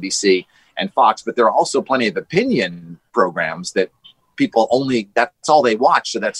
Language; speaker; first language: English; native; English